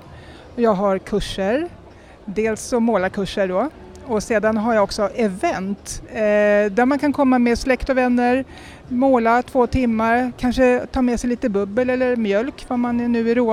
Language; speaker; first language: Swedish; native; Swedish